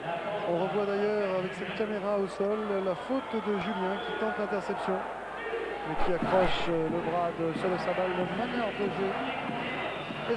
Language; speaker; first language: French; native; French